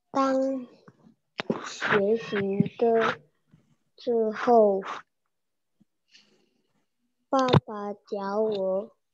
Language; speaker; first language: Chinese; non-native, learner; Indonesian